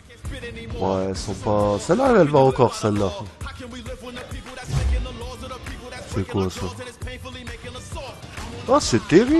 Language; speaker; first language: French; native; French